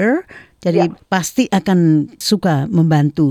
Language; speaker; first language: Indonesian; native; Indonesian